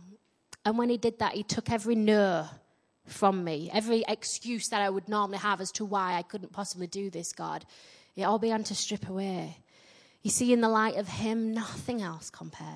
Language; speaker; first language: English; native; English